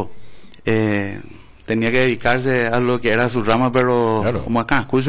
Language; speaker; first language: Spanish; native; Spanish